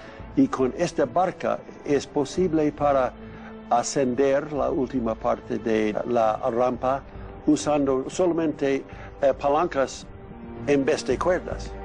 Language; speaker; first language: Spanish; non-native, learner; English